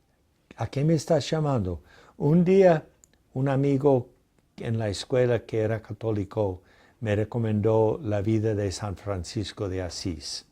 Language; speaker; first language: Spanish; non-native, fluent; English